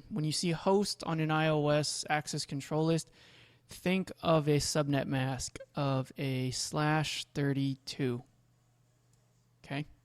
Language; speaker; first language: English; native; English